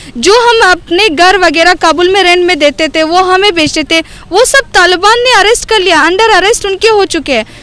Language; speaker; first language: Hindi; non-native, fluent; Persian